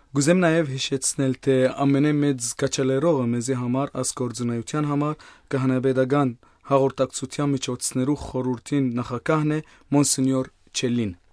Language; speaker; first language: Armenian; native; Armenian